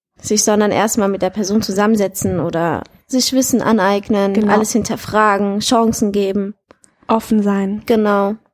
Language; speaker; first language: German; early bilingual, other home language; Arabic